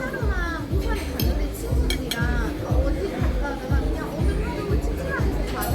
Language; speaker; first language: Korean; non-native, learner; Turkish